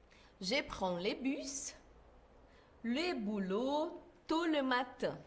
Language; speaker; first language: French; non-native, fluent; Portuguese